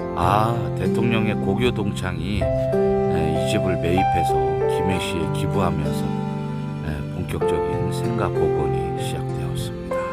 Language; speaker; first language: Korean; native; Korean